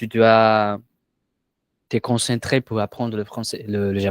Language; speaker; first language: French; non-native, learner; Portuguese